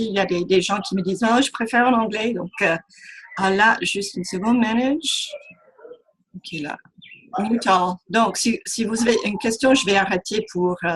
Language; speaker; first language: French; non-native, fluent; English